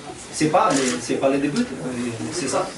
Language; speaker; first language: French; non-native, fluent; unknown